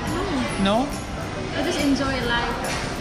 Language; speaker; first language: English; non-native, local second language; Cebuano